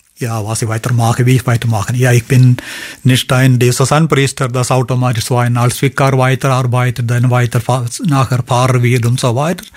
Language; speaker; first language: German; non-native, fluent; Malayalam